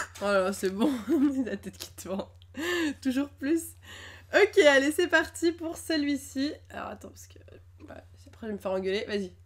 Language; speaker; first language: French; native; French